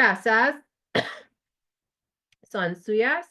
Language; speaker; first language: Spanish; non-native, fluent; English